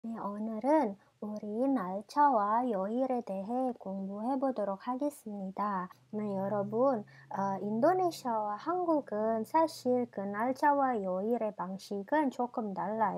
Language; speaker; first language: Korean; non-native, fluent; Indonesian